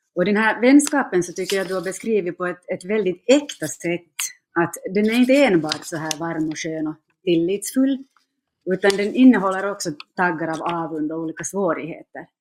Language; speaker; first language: Swedish; native; Swedish